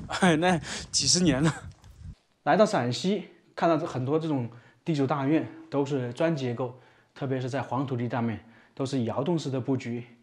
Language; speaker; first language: Chinese; native; Chinese